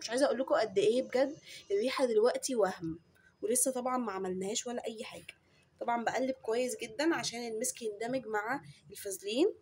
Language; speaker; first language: Arabic; native; Arabic